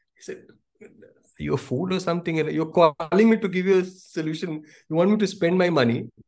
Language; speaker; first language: English; non-native, local second language; Hindi